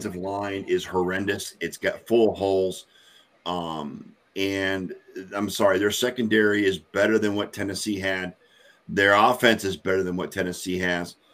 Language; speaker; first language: English; native; English